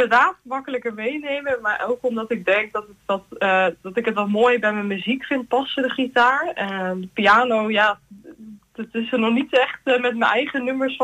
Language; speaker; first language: Dutch; native; Dutch